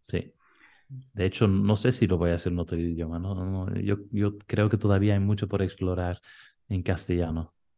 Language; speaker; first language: Spanish; non-native, fluent; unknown